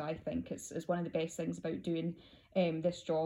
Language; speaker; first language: English; native; English